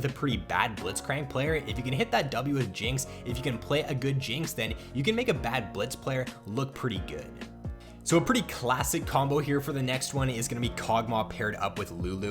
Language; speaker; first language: English; native; English